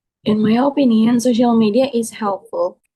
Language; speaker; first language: English; non-native, learner; Indonesian